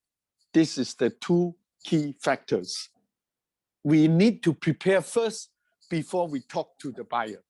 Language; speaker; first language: English; non-native, fluent; Cantonese